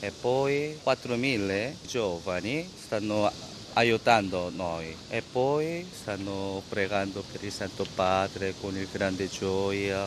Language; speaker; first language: Italian; non-native, fluent; Korean